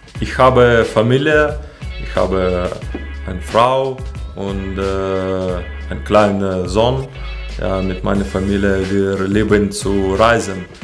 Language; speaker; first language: German; non-native, learner; Russian